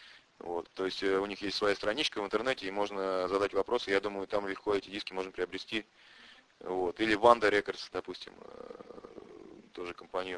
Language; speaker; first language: Russian; native; Russian